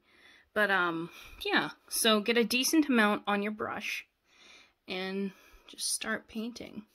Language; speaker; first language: English; native; English